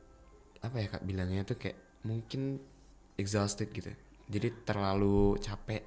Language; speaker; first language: Indonesian; native; Indonesian